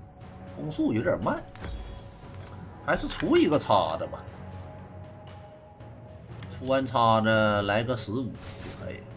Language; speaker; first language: Chinese; native; Chinese